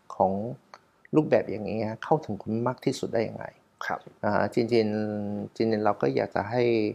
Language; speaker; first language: Thai; non-native, fluent; Chinese